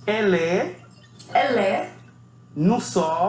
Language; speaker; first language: French; non-native, fluent; Spanish